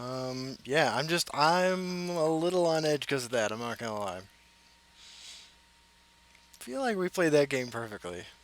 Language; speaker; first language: English; native; English